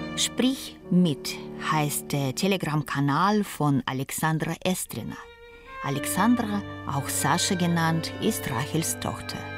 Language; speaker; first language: German; non-native, fluent; Russian